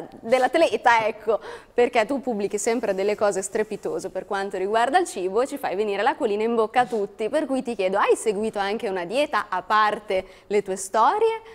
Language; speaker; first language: Italian; native; Italian